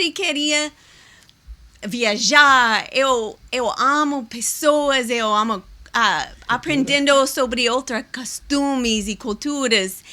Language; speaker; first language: Portuguese; non-native, learner; English